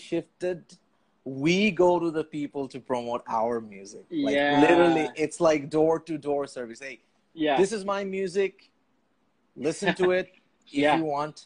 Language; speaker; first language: English; non-native, local second language; Bangla